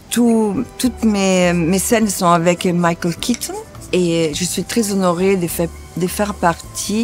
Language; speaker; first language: French; non-native, fluent; Italian